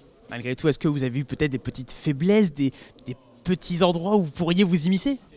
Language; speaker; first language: French; native; French